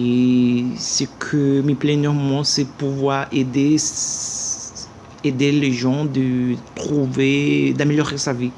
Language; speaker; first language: French; non-native, learner; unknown